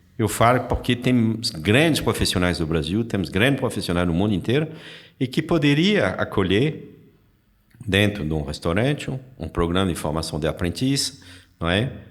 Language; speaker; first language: Portuguese; non-native, fluent; French